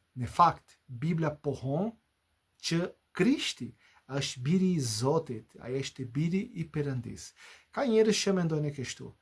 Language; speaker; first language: Albanian; non-native, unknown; Portuguese